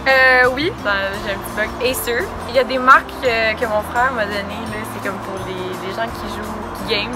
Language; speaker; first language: French; native; French